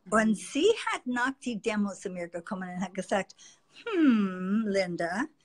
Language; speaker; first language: German; non-native, fluent; English